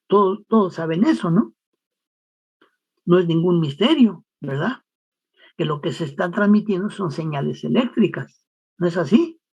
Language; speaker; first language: Spanish; native; Spanish